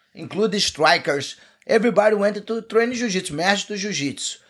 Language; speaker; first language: English; non-native, learner; Portuguese